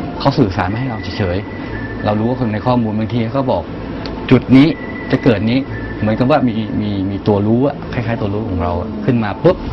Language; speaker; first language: Thai; native; Thai